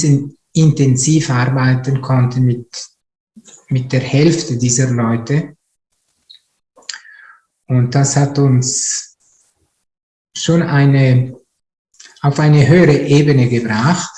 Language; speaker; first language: German; non-native, fluent; Italian